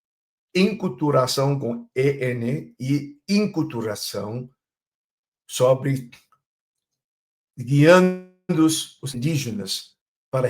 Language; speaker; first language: Portuguese; non-native, fluent; Chinese